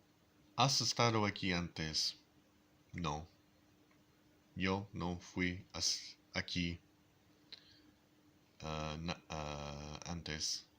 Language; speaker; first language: Spanish; non-native, learner; English